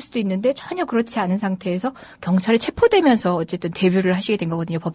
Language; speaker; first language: Korean; native; Korean